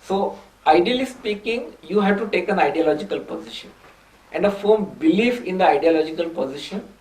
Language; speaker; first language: English; non-native, local second language; Hindi